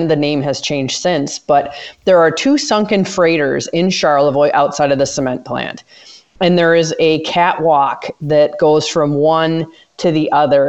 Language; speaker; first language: English; native; English